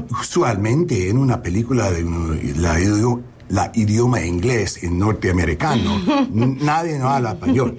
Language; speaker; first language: Spanish; non-native, learner; English